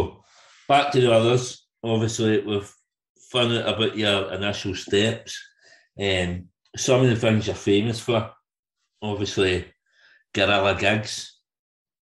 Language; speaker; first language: English; native; English